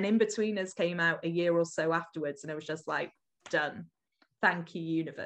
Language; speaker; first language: English; native; English